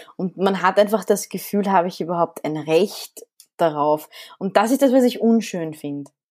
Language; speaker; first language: German; early bilingual, other home language; Arabic